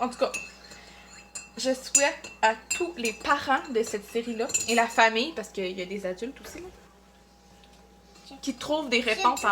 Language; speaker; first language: French; native; French